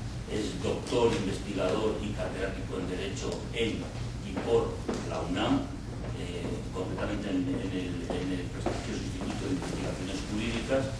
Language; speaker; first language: Spanish; native; Spanish